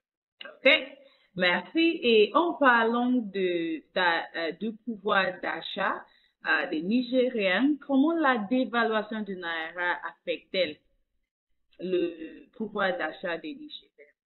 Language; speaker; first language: French; non-native, fluent; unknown